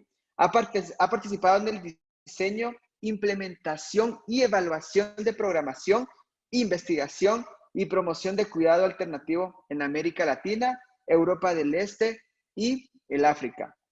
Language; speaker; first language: Spanish; native; Spanish